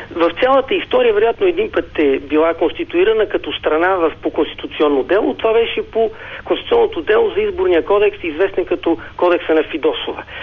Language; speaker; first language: Bulgarian; native; Bulgarian